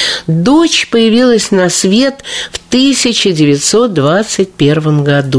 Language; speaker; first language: Russian; native; Russian